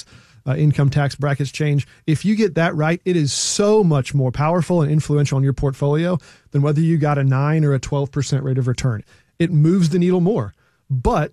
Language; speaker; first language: English; native; English